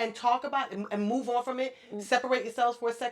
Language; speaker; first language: English; native; English